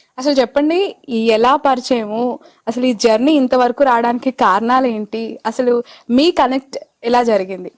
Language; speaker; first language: Telugu; native; Telugu